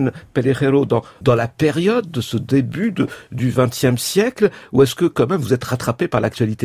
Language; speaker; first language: French; native; French